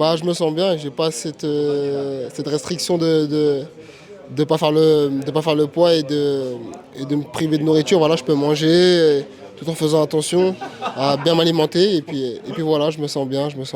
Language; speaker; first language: French; native; French